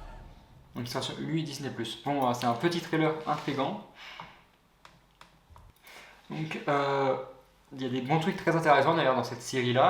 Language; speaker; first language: French; native; French